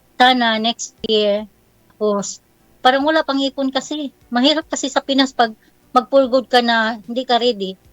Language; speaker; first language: Filipino; non-native, local second language; Cebuano